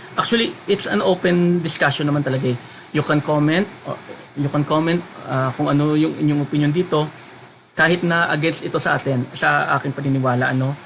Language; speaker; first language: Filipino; non-native, local second language; Hiligaynon